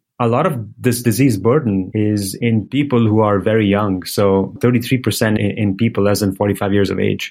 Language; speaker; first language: English; non-native, local second language; Hindi